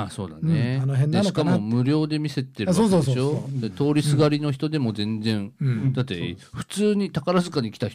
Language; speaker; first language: Japanese; native; Japanese